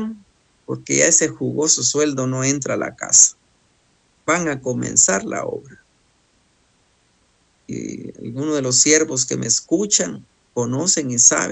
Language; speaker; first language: Spanish; native; Spanish